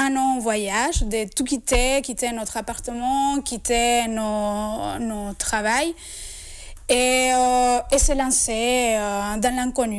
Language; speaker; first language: French; non-native, fluent; Spanish